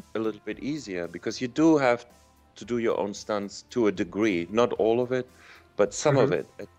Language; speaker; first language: English; non-native, fluent; German